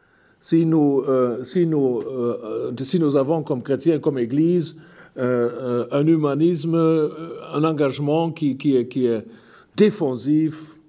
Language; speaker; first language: French; non-native, fluent; German